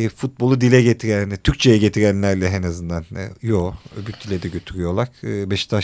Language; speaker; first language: Turkish; native; Turkish